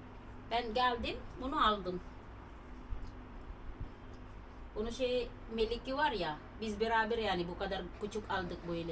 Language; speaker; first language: Turkish; non-native, learner; Filipino